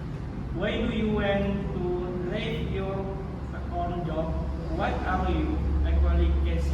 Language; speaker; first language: English; non-native, learner; Indonesian